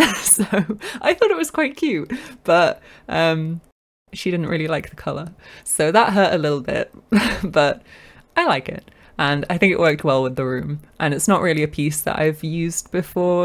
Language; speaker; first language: English; native; English